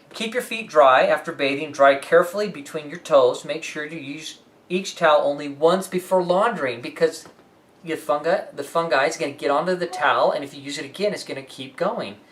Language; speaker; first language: English; native; English